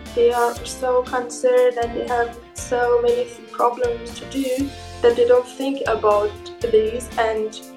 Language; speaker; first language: English; non-native, fluent; Persian